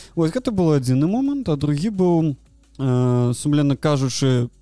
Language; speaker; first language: Belarusian; non-native, local second language; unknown